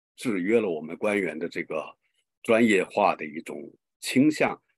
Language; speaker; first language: Chinese; native; Chinese